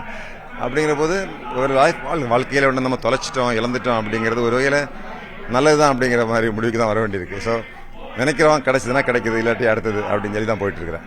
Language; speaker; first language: Tamil; native; Tamil